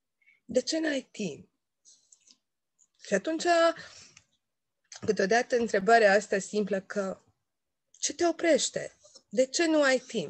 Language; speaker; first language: Romanian; non-native, local second language; Hungarian